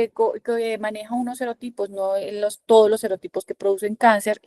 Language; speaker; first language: Spanish; native; Spanish